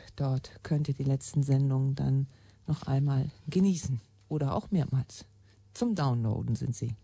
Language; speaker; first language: German; native; German